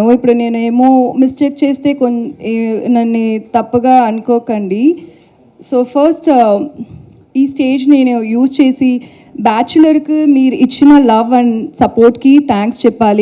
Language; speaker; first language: Telugu; non-native, learner; Tamil